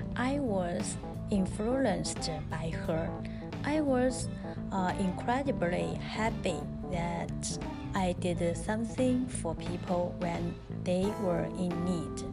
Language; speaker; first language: English; non-native, learner; Chinese